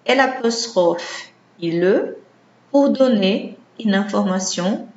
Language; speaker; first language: French; non-native, fluent; Portuguese